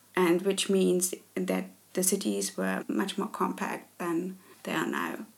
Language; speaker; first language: English; non-native, fluent; German